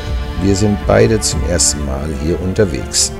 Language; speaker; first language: German; native; German